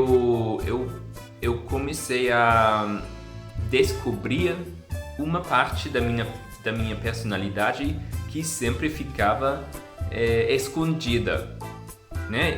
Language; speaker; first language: Portuguese; non-native, fluent; German